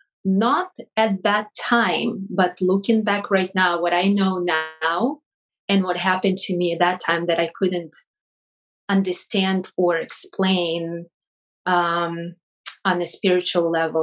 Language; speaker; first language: English; non-native, fluent; Russian